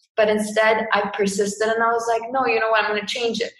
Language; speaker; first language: English; non-native, fluent; Greek